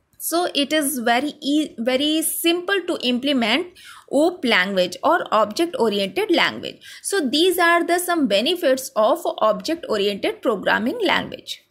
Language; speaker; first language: English; non-native, local second language; Hindi